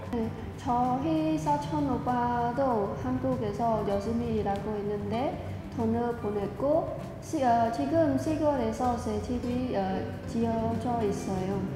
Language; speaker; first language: Korean; non-native, fluent; Khmer